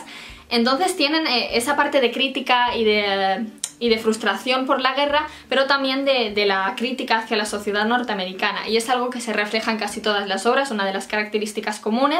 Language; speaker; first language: Spanish; native; Spanish